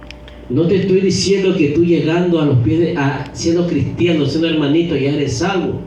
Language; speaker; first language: Spanish; native; Spanish